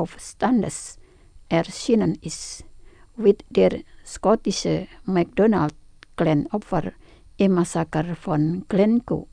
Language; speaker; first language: German; non-native, fluent; Indonesian